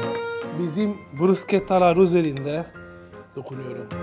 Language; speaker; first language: Turkish; non-native, learner; Italian